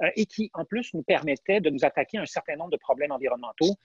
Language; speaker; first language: French; native; French